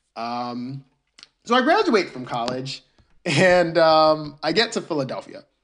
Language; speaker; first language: English; early bilingual, other home language; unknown